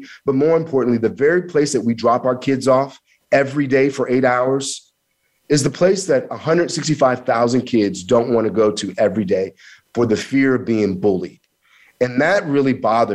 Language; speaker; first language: English; native; English